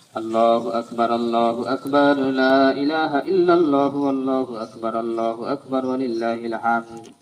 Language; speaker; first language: Arabic; non-native, fluent; Bangla